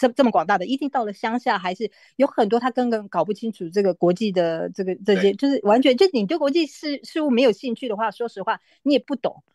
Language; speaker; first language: Chinese; native; Chinese